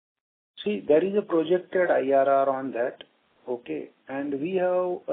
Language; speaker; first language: English; non-native, local second language; Gujarati